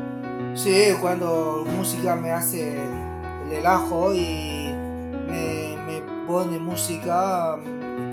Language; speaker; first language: Spanish; non-native, learner; Chinese